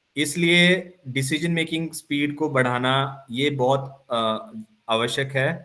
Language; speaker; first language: Hindi; non-native, local second language; Punjabi